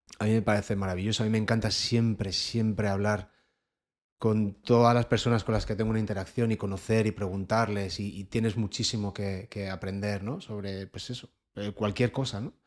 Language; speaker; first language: Spanish; native; Spanish